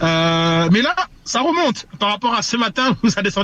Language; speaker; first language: French; native; French